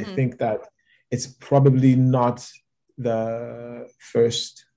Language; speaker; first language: English; non-native, local second language; Yoruba